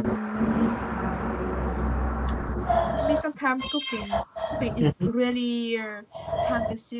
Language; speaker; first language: English; non-native, learner; Vietnamese